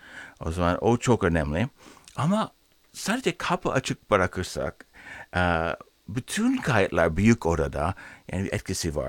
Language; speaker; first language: Turkish; non-native, learner; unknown